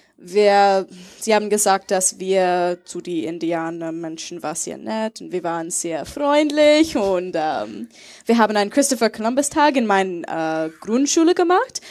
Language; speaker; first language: German; non-native, learner; English